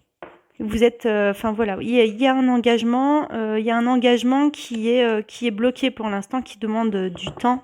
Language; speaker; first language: French; native; French